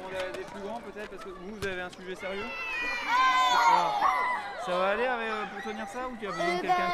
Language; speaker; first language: French; native; French